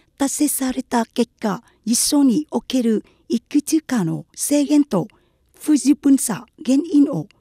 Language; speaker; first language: Japanese; non-native, fluent; Vietnamese